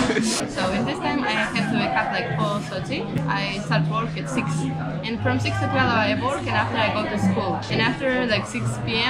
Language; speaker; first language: English; non-native, learner; Ukrainian